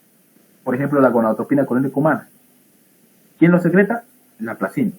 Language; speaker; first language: Spanish; native; Spanish